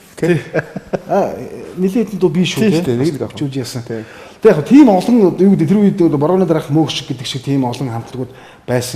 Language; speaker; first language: Mongolian; native; Mongolian